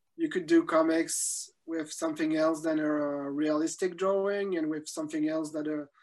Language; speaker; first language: English; non-native, fluent; French